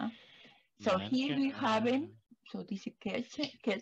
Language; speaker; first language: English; non-native, learner; Spanish